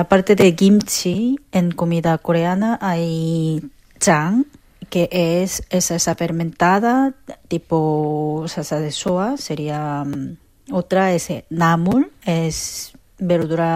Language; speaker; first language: Spanish; non-native, fluent; Korean